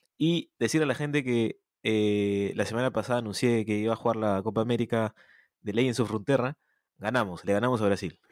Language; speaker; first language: Spanish; native; Spanish